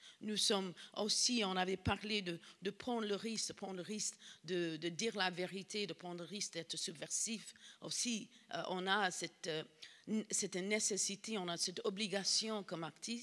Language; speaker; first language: French; non-native, fluent; English